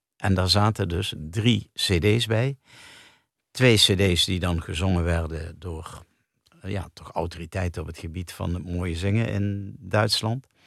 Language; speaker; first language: Dutch; native; Dutch